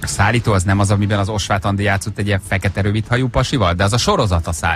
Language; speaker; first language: Hungarian; native; Hungarian